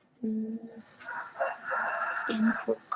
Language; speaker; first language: English; non-native, learner; Indonesian